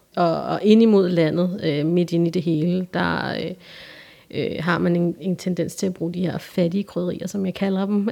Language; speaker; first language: Danish; early bilingual, other home language; Turkish